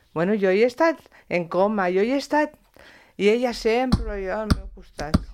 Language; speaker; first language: Catalan; non-native, local second language; Spanish